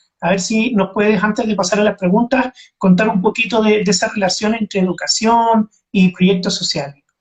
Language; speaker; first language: Spanish; native; Spanish